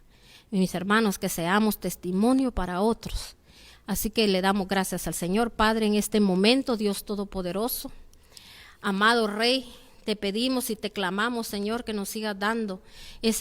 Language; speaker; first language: Spanish; native; Spanish